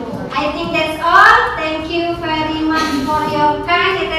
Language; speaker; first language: English; non-native, learner; Indonesian